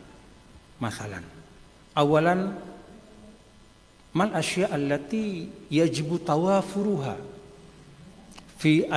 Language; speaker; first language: Arabic; non-native, fluent; Sasak